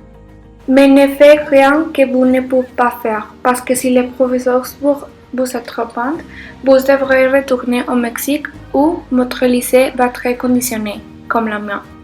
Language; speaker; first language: French; non-native, learner; Spanish